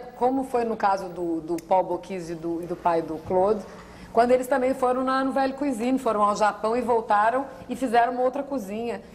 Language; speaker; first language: Portuguese; native; Portuguese